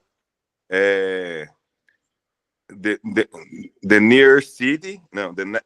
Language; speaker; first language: English; non-native, learner; Portuguese